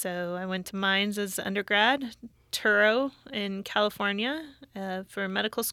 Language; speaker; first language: English; native; English